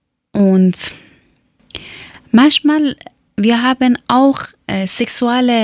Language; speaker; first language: German; non-native, learner; Persian